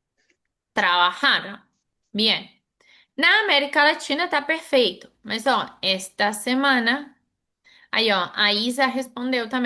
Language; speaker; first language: Portuguese; non-native, fluent; Spanish